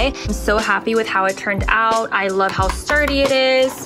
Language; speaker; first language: English; native; English